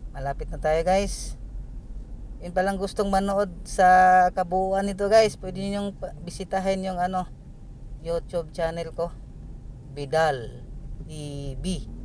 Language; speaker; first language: Filipino; non-native, local second language; Cebuano